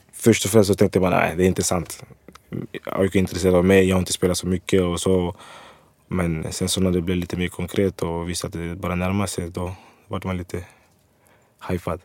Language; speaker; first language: Swedish; early bilingual, other home language; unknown